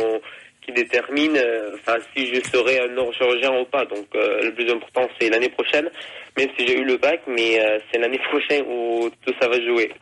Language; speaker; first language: French; non-native, fluent; Arabic